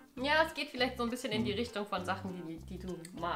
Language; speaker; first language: German; native; German